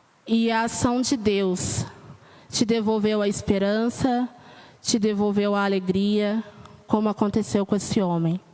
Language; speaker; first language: Portuguese; native; Portuguese